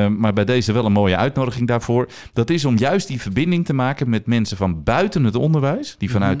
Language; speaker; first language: Dutch; native; Dutch